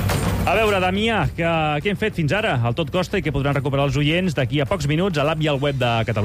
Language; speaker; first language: Catalan; native; Catalan